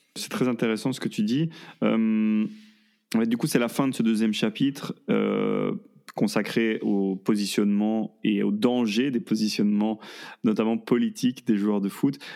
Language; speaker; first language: French; native; French